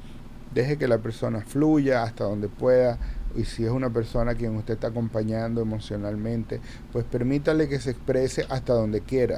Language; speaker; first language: Spanish; native; Spanish